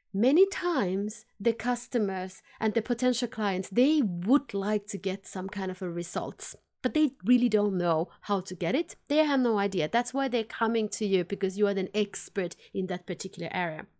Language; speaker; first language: English; non-native, fluent; Finnish